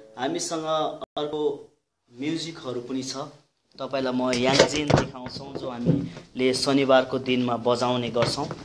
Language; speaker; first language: Nepali; non-native, local second language; Sherpa